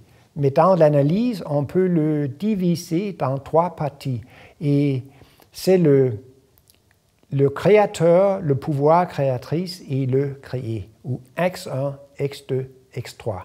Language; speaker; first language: French; non-native, fluent; Danish